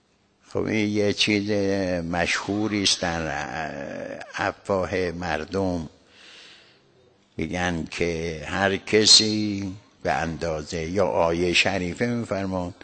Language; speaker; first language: Persian; native; Persian